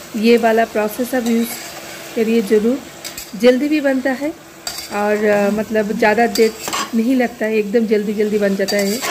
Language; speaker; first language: Hindi; non-native, local second language; Bangla